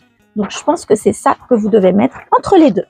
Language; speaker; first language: French; native; French